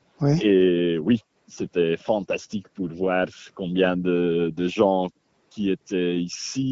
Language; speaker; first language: French; non-native, local second language; Dutch